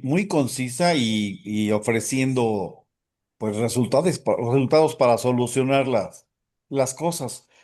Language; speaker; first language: Spanish; native; Spanish